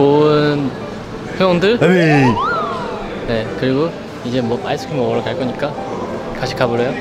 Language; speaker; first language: Korean; non-native, fluent; Chinese